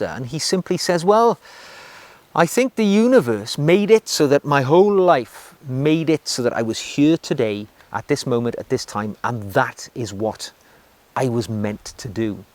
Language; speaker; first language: English; native; English